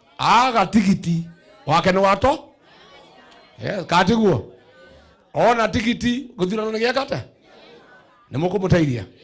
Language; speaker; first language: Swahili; non-native, local second language; Kikuyu